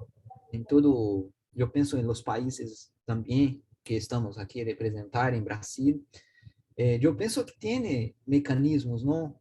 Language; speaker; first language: Spanish; non-native, learner; Portuguese